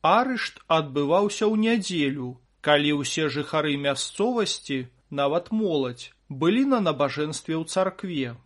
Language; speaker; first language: Belarusian; native; Belarusian